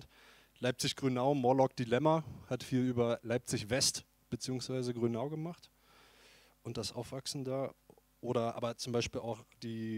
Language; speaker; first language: German; native; German